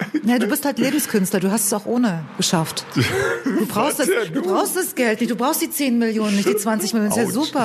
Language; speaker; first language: German; native; German